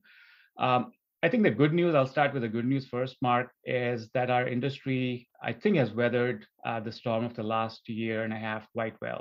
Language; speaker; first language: English; non-native, local second language; Urdu